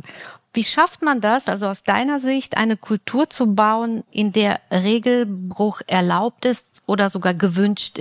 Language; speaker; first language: German; native; German